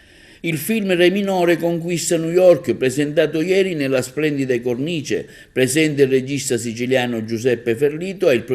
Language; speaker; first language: Italian; native; Italian